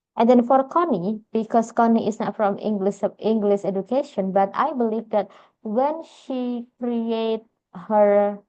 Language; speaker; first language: English; non-native, fluent; Indonesian